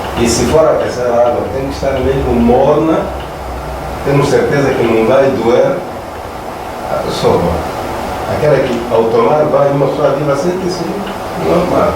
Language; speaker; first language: Portuguese; non-native, local second language; Makhuwa